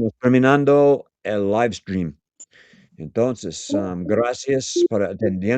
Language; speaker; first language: Spanish; non-native, learner; English